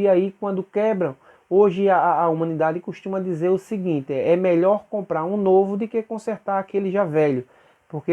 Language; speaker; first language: Portuguese; native; Portuguese